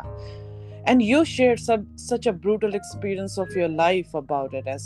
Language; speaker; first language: English; non-native, local second language; Hindi